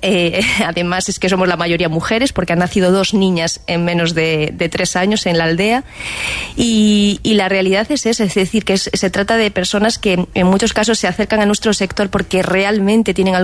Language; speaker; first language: Spanish; native; Spanish